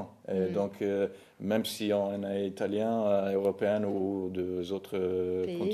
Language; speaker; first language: French; non-native, fluent; Italian